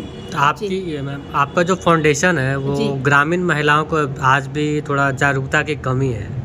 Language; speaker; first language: Hindi; native; Hindi